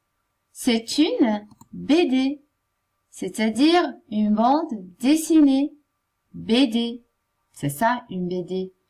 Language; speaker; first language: French; non-native, fluent; Italian